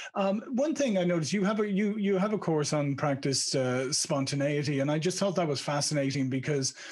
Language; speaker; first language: English; native; English